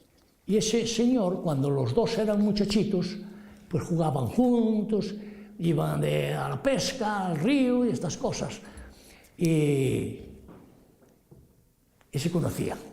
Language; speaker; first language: Spanish; non-native, local second language; Galician